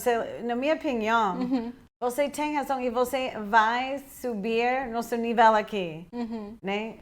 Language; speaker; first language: Portuguese; non-native, fluent; English